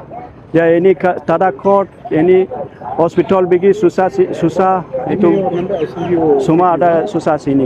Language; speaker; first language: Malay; non-native, learner; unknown